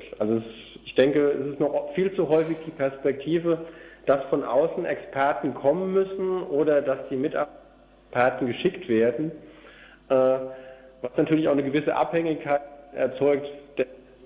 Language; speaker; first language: German; native; German